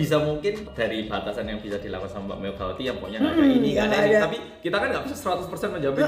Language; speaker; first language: Indonesian; native; Indonesian